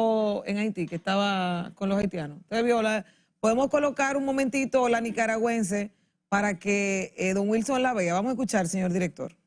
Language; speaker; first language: Spanish; native; Spanish